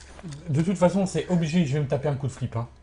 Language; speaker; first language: French; native; French